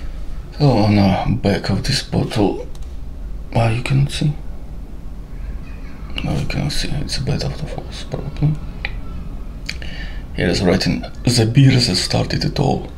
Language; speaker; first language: English; non-native, learner; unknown